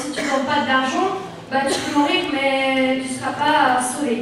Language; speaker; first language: French; non-native, learner; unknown